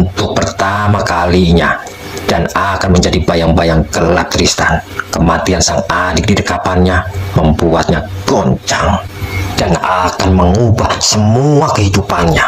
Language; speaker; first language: Indonesian; native; Indonesian